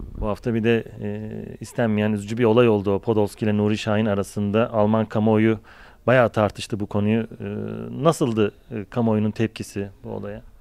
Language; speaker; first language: Turkish; native; Turkish